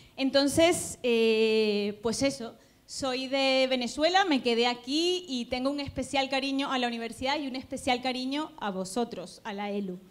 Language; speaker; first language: Spanish; native; Spanish